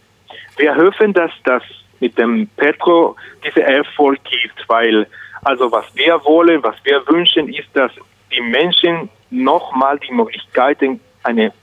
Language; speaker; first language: German; non-native, learner; Spanish